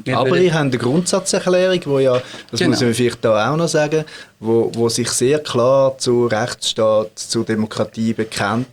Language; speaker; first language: German; native; German